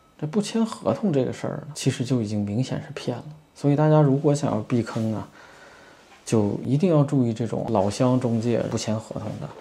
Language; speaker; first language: Chinese; native; Chinese